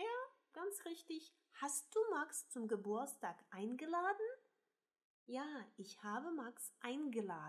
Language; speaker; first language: German; non-native, fluent; Russian